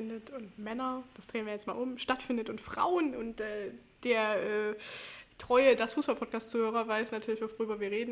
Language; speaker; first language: German; native; German